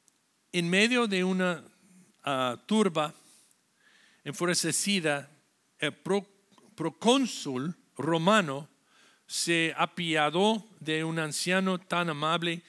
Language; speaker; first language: Spanish; non-native, fluent; English